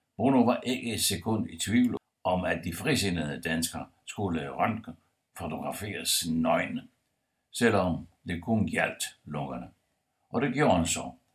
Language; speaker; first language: Danish; non-native, fluent; Italian